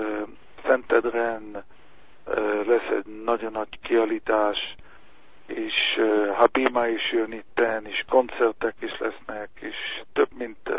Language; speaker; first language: Hungarian; early bilingual, heritage; Hungarian